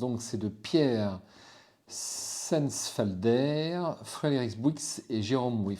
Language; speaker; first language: French; native; French